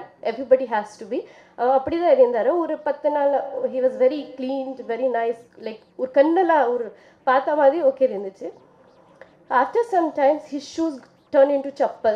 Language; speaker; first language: Tamil; non-native, fluent; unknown